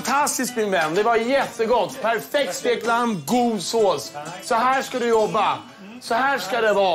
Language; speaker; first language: Swedish; native; Swedish